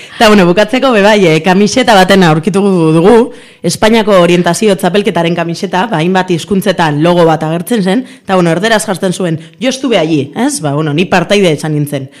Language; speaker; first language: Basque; non-native, local second language; Spanish